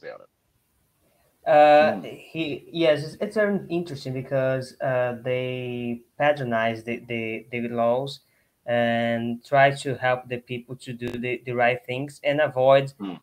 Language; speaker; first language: English; non-native, learner; Portuguese